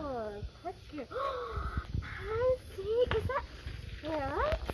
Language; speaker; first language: English; non-native, learner; Indonesian